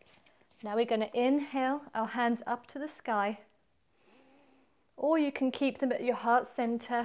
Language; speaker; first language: English; native; English